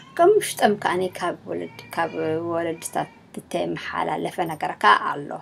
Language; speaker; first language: Tigrinya; native; Tigrinya